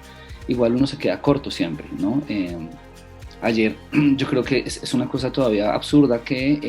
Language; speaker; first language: Spanish; native; Spanish